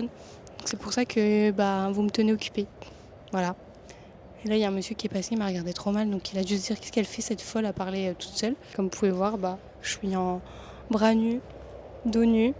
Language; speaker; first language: French; native; French